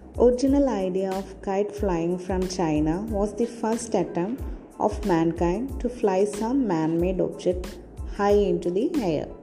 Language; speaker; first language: English; non-native, local second language; Malayalam